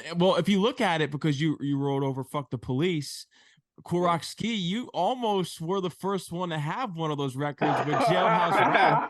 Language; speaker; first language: English; native; English